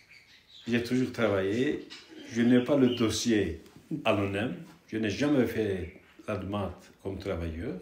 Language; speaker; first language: French; non-native, fluent; Turkish